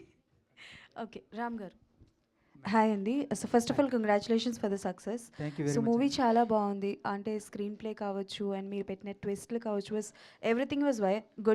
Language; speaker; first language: Telugu; native; Telugu